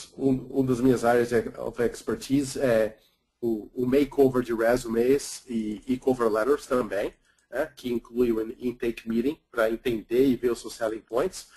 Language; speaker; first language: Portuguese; native; Portuguese